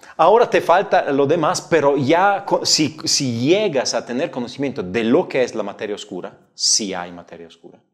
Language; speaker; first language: Spanish; non-native, fluent; Italian